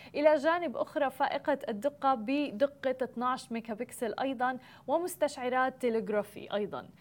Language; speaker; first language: Arabic; native; Arabic